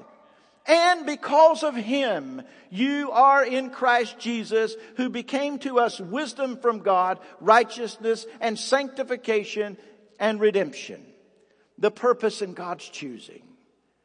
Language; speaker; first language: English; native; English